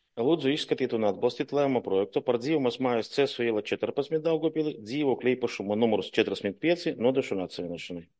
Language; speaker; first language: Latvian; non-native, local second language; Russian